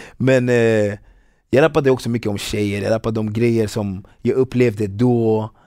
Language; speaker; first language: Swedish; early bilingual, other home language; Ganda